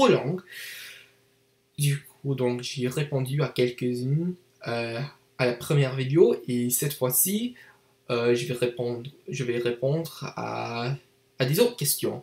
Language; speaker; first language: French; non-native, learner; English